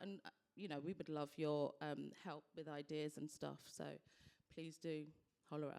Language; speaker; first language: English; native; English